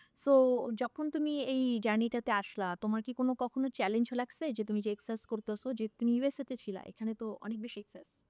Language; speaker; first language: Bangla; native; Bangla